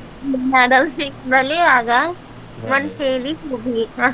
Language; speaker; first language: Persian; non-native, learner; Urdu